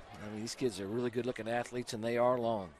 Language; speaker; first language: English; native; English